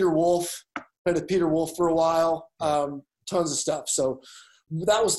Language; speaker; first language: English; native; English